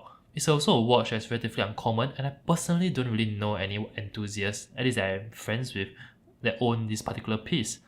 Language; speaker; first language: English; native; English